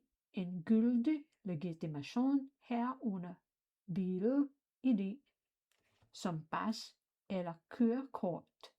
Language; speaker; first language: Danish; non-native, fluent; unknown